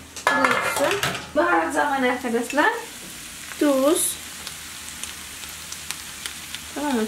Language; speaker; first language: Turkish; non-native, learner; Indonesian